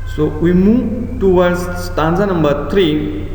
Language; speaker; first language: English; non-native, local second language; Marathi